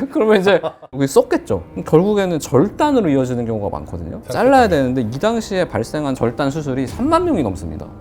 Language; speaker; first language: Korean; native; Korean